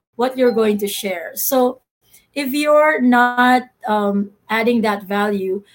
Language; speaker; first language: English; non-native, local second language; Filipino